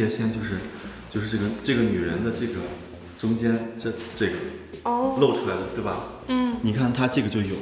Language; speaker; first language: Chinese; native; Chinese